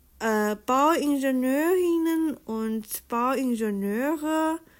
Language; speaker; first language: German; non-native, fluent; Chinese